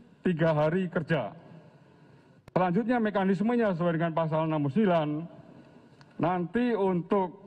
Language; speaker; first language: Indonesian; native; Indonesian